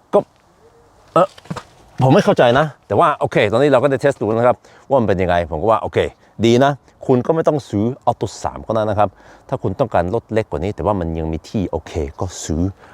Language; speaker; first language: Thai; non-native, fluent; Norwegian